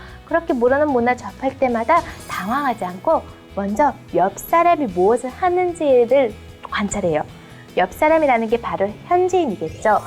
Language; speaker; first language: Korean; non-native, fluent; Mongolian